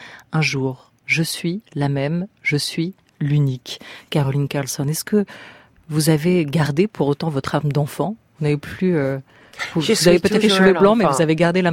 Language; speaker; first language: French; native; French